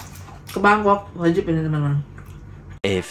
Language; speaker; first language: Indonesian; native; Indonesian